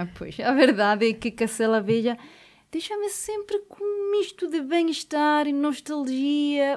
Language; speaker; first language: Portuguese; native; Portuguese